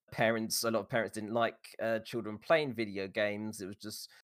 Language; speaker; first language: English; native; English